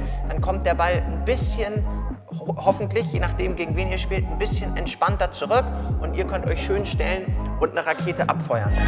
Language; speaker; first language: German; native; German